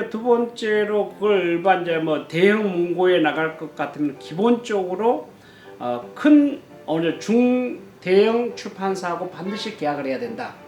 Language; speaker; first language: Korean; native; Korean